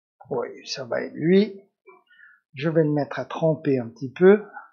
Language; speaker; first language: French; native; French